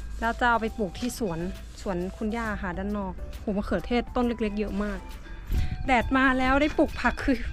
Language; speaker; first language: Thai; native; Thai